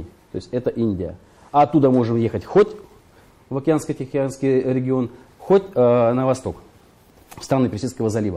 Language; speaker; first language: Russian; native; Russian